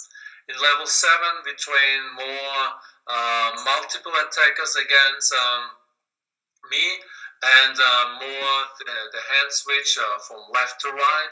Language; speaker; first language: English; non-native, learner; German